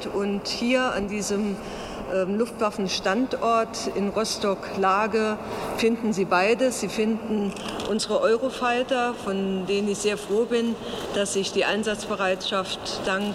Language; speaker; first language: German; native; German